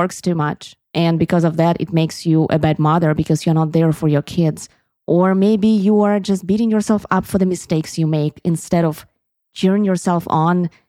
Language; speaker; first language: English; non-native, fluent; Russian